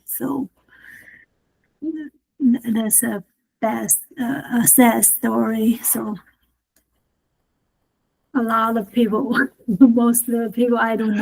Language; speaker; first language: English; non-native, learner; Chinese